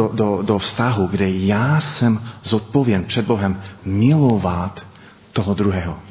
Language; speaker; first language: Czech; non-native, learner; English